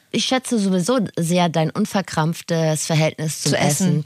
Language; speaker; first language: German; native; German